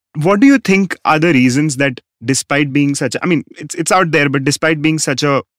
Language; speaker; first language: English; non-native, local second language; Hindi